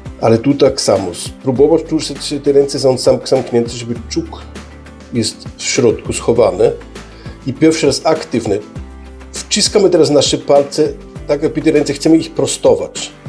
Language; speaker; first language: Polish; early bilingual, heritage; Polish